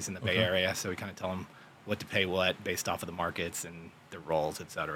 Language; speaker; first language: English; native; English